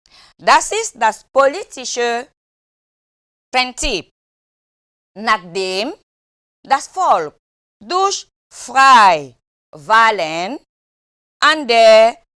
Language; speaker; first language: German; non-native, learner; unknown